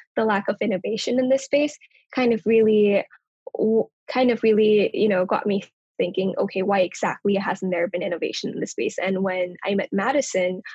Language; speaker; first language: English; non-native, local second language; Nepali